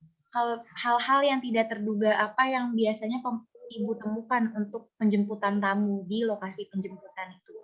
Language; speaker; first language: Indonesian; native; Indonesian